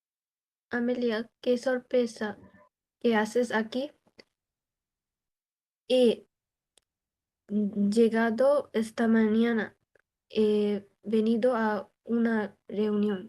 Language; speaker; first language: Spanish; non-native, learner; Bangla